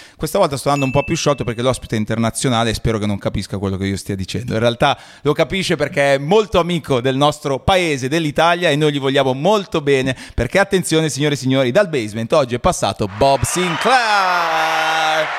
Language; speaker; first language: Italian; native; Italian